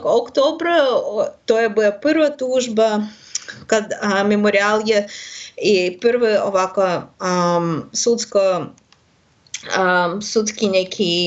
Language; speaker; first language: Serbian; non-native, learner; Russian